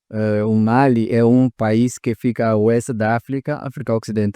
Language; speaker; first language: Portuguese; non-native, fluent; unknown